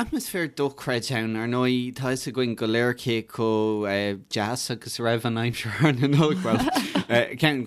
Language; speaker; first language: Irish; native; Irish